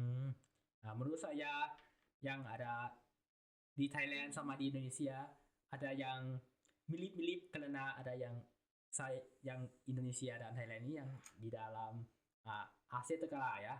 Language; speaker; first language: Indonesian; non-native, learner; Thai